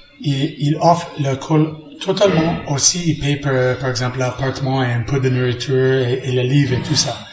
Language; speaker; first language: French; non-native, learner; English